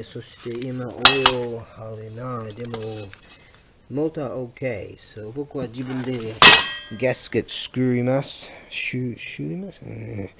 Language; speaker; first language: Japanese; non-native, learner; English